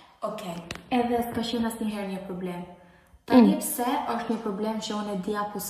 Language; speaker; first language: Albanian; early bilingual, heritage; Albanian